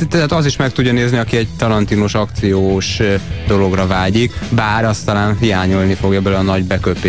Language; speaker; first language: Hungarian; native; Hungarian